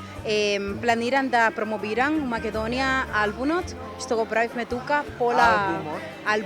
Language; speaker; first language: Macedonian; non-native, learner; Spanish